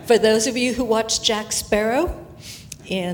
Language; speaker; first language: English; native; English